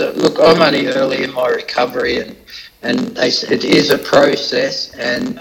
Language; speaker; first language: English; native; English